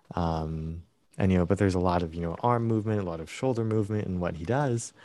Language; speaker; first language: English; native; English